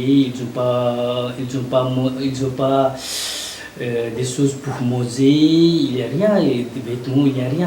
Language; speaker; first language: French; non-native, learner; Nepali